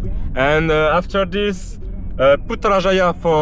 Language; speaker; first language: English; non-native, learner; French